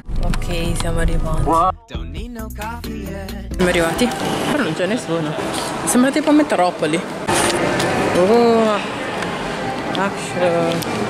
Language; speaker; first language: Italian; early bilingual, other home language; Filipino